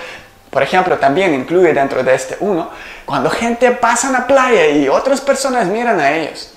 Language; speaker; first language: Spanish; non-native, learner; Ukrainian